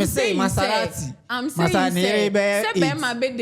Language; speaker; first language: English; non-native, local second language; Akan